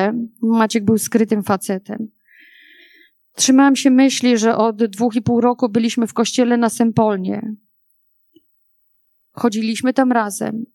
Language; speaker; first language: Polish; native; Polish